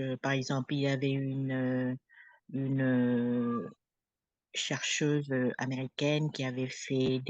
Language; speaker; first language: French; non-native, fluent; Khmer